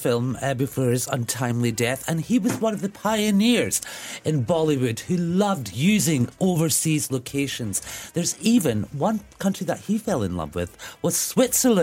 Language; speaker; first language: English; native; English